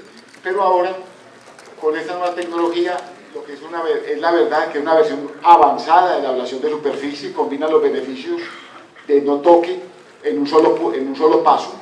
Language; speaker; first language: Spanish; native; Spanish